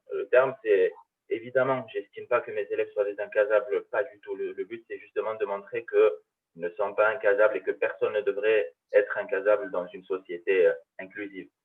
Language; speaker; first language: French; early bilingual, other home language; Arabic